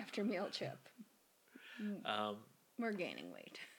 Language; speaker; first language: English; native; English